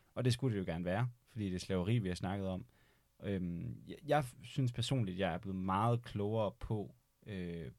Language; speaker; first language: Danish; native; Danish